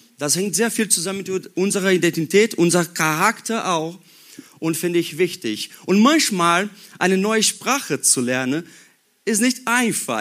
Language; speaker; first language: German; non-native, learner; Portuguese